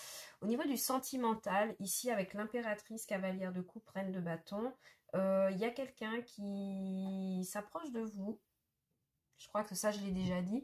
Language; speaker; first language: French; native; French